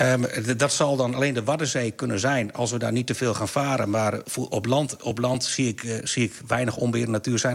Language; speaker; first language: Dutch; native; Dutch